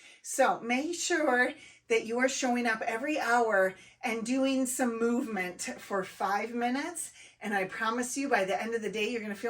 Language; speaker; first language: English; native; English